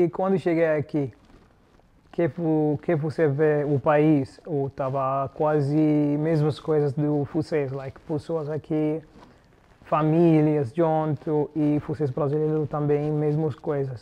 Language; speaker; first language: Portuguese; non-native, learner; Arabic